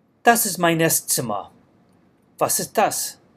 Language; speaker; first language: German; non-native, fluent; English